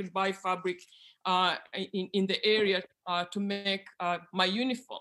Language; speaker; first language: English; non-native, local second language; Luyia